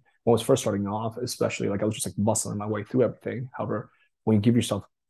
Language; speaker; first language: English; early bilingual, other home language; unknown